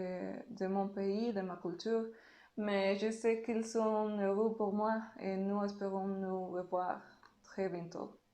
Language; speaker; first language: French; non-native, learner; Spanish